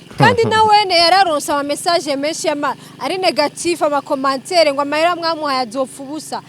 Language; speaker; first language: Rundi; native; Rundi